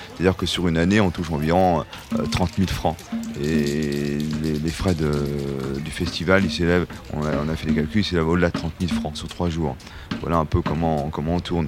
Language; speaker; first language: French; native; French